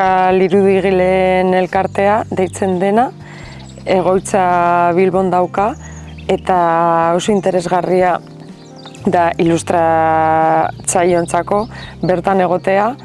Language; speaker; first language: Basque; non-native, local second language; Spanish